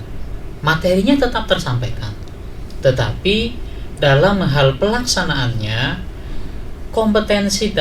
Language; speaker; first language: Indonesian; native; Indonesian